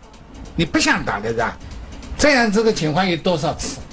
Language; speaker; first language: Chinese; native; Chinese